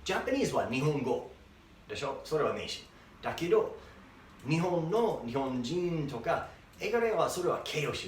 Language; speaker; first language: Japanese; non-native, learner; English